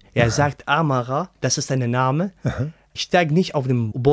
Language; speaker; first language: German; non-native, learner; Arabic